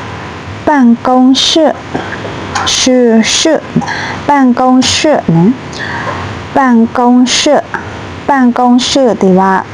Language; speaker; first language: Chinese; non-native, fluent; Shan